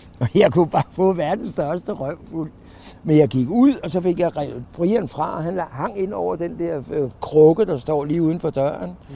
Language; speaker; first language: Danish; native; Danish